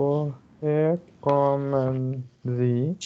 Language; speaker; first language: German; non-native, learner; Indonesian